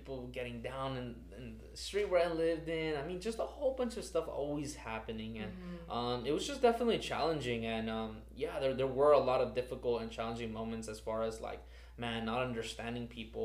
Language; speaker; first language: English; early bilingual, other home language; Spanish